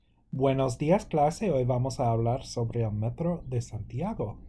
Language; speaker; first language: Spanish; non-native, fluent; English